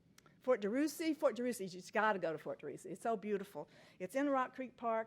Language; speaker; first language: English; native; English